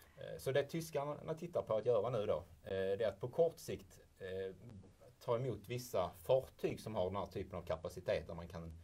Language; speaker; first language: Swedish; native; Swedish